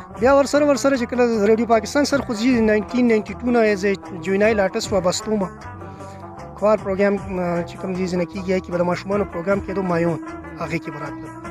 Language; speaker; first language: Pashto; non-native, local second language; Khowar